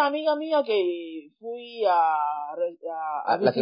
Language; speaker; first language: Spanish; non-native, fluent; Chinese